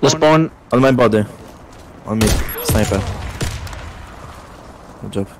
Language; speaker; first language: English; non-native, learner; French